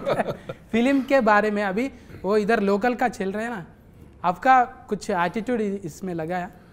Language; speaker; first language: Hindi; non-native, local second language; Telugu